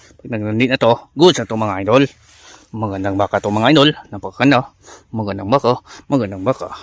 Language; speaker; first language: Filipino; non-native, local second language; Cebuano